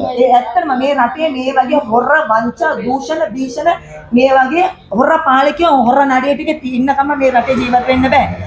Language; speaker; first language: Sinhala; non-native, local second language; Tamil